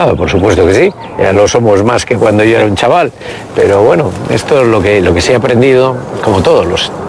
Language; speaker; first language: Spanish; native; Spanish